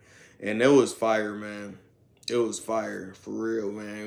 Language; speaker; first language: English; native; English